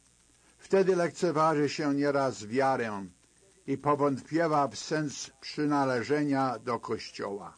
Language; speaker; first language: Polish; native; Polish